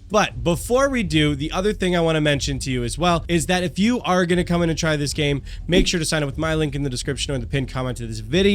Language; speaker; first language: English; native; English